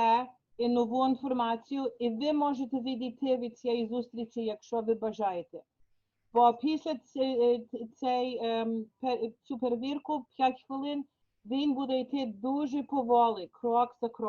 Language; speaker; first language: Ukrainian; early bilingual, heritage; Ukrainian